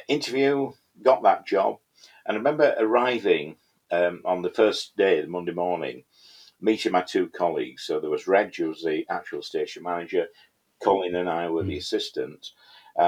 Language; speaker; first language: English; native; English